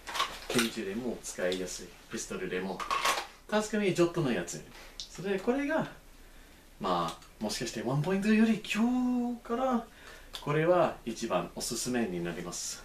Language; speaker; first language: Japanese; non-native, learner; English